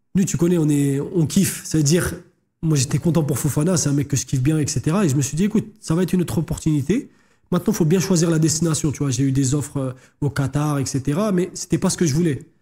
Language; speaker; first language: French; native; French